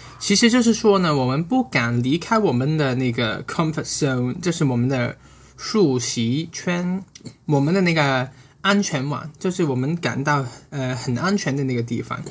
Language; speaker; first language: Chinese; non-native, local second language; Cantonese